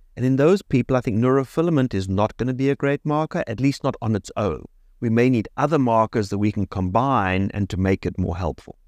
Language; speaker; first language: English; native; English